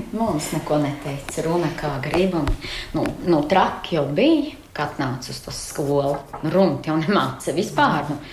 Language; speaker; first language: Latvian; native; Latvian